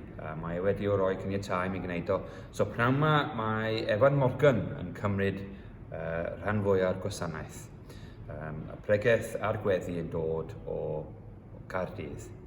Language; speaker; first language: Welsh; early bilingual, heritage; Welsh